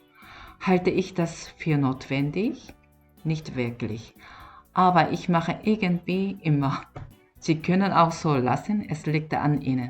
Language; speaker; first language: German; non-native, learner; Korean